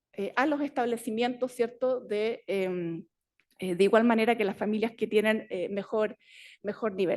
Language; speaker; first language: Spanish; native; Spanish